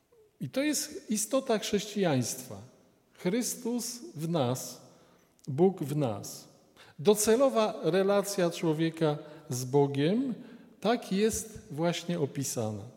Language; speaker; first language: Polish; native; Polish